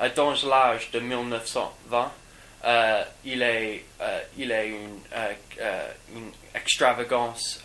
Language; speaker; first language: French; non-native, learner; English